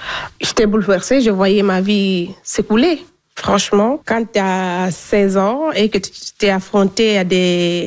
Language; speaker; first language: French; non-native, local second language; Fula